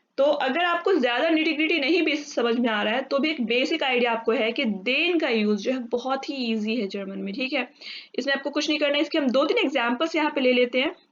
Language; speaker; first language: Hindi; native; Hindi